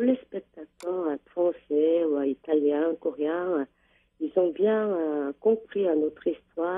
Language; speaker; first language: French; non-native, learner; Korean